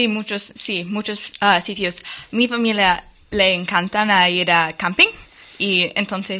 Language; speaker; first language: Spanish; non-native, learner; English